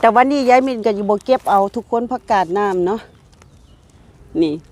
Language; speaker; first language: Thai; non-native, local second language; Lao